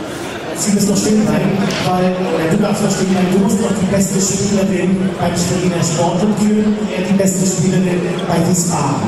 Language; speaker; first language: German; native; German